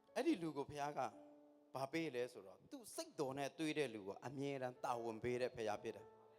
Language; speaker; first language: Burmese; non-native, local second language; Kachin